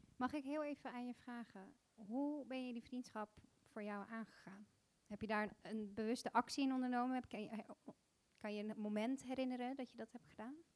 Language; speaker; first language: Dutch; early bilingual, other home language; Bosnian